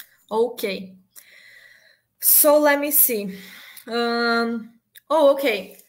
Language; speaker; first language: English; non-native, learner; Portuguese